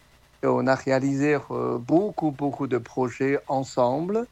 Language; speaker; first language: French; non-native, fluent; Chinese